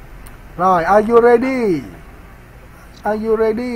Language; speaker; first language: English; non-native, learner; Vietnamese